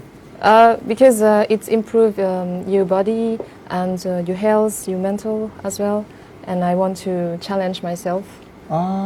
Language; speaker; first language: English; non-native, fluent; French